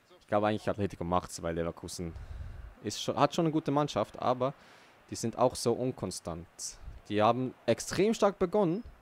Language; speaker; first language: German; early bilingual, other home language; Portuguese